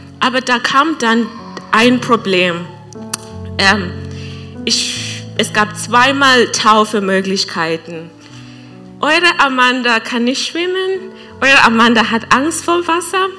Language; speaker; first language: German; non-native, learner; English